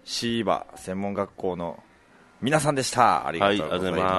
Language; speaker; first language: Japanese; native; Japanese